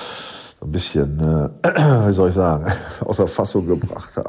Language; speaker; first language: German; native; German